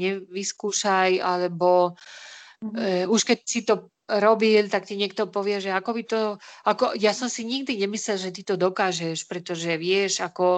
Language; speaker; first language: Slovak; non-native, fluent; Spanish